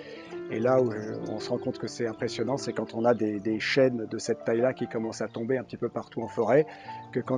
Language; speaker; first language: French; native; French